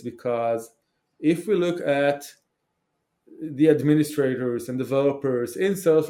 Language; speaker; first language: English; non-native, fluent; Hebrew